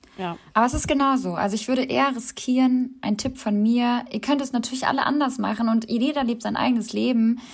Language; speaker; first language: German; early bilingual, other home language; Albanian